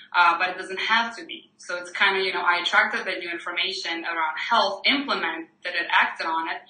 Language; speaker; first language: English; non-native, fluent; Ukrainian